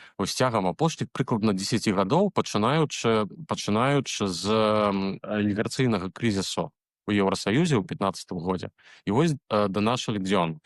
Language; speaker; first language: Belarusian; native; Belarusian